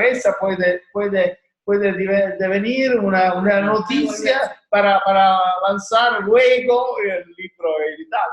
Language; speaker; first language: Spanish; non-native, learner; Italian